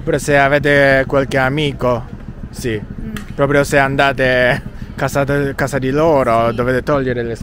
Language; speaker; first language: Italian; non-native, learner; Japanese